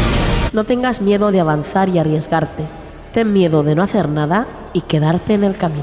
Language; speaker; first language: Spanish; native; Spanish